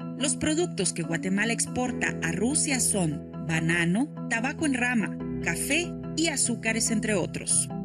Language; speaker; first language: Spanish; native; Spanish